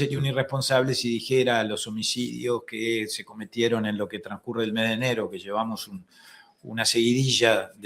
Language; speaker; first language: Spanish; native; Spanish